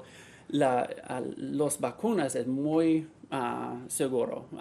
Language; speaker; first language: Spanish; non-native, learner; English